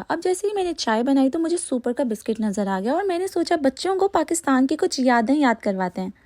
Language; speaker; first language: Urdu; native; Urdu